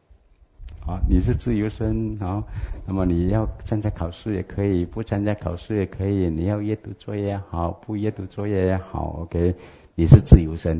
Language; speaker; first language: Chinese; native; Chinese